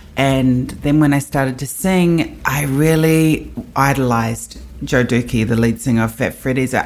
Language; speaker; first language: English; native; English